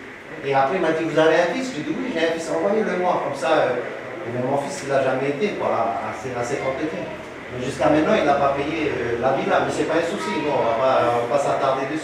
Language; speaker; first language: French; native; French